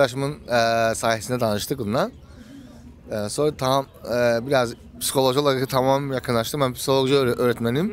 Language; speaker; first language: Turkish; non-native, learner; Azerbaijani